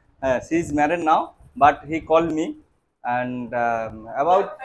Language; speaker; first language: English; non-native, learner; Bangla